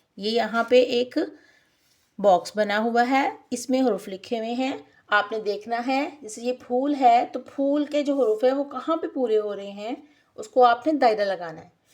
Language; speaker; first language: Urdu; native; Urdu